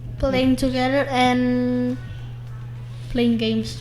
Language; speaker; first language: English; non-native, learner; Indonesian